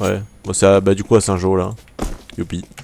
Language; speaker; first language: French; native; French